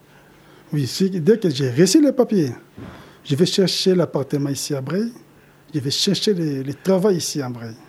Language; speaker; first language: French; non-native, local second language; Lingala